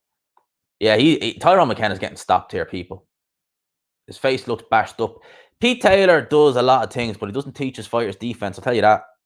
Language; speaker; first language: English; native; English